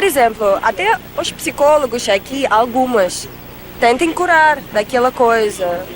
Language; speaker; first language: Portuguese; non-native, fluent; Russian